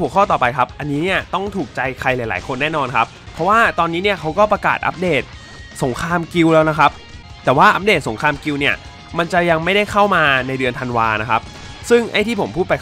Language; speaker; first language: Thai; native; Thai